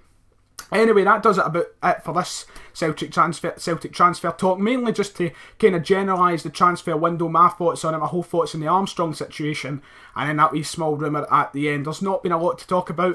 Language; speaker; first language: English; native; English